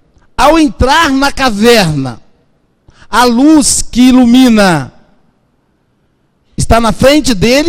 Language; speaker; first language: Portuguese; native; Portuguese